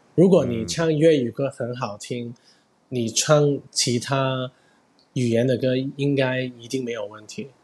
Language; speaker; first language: Chinese; non-native, fluent; Cantonese